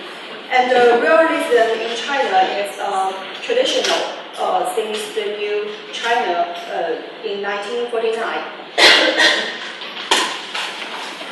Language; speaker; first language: English; non-native, learner; Chinese